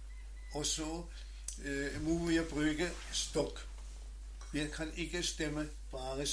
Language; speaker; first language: Danish; non-native, learner; German